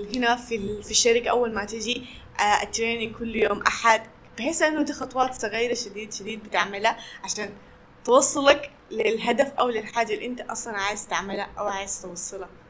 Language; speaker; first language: Arabic; native; Arabic